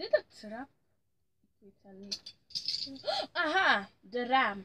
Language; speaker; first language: Dutch; early bilingual, other home language; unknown